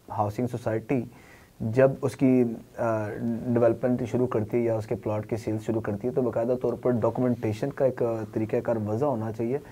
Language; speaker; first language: Urdu; native; Urdu